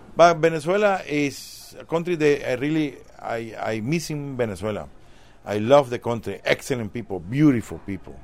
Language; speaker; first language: English; non-native, fluent; Spanish